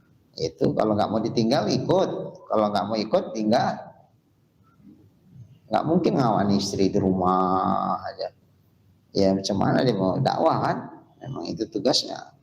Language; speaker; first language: Indonesian; native; Indonesian